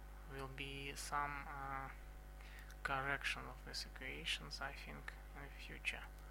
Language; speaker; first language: English; non-native, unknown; Russian